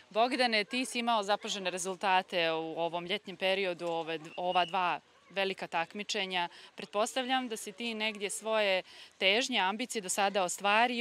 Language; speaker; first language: Serbian; native; Serbian